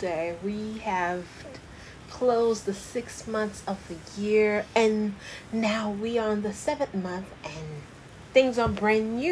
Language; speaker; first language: English; non-native, fluent; Haitian Creole